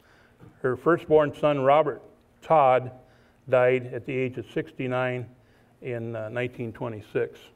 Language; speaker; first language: English; native; English